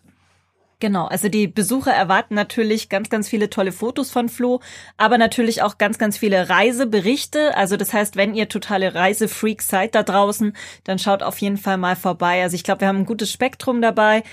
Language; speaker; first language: German; native; German